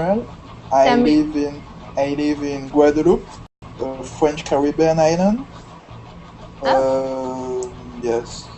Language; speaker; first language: English; non-native, fluent; French